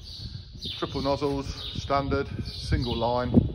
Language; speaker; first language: English; native; English